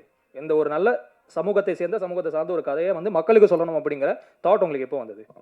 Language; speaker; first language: Tamil; native; Tamil